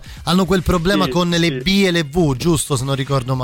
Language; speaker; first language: Italian; native; Italian